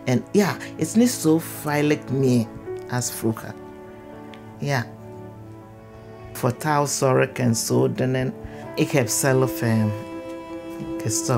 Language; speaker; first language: Dutch; non-native, learner; English